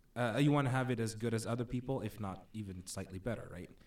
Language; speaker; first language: English; non-native, local second language; Filipino